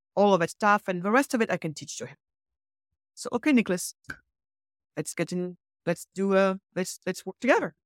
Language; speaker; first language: English; early bilingual, other home language; Wolof